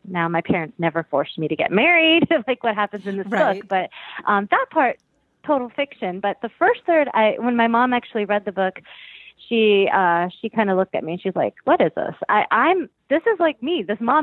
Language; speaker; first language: English; native; English